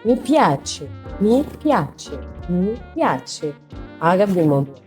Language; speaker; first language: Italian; non-native, learner; Arabic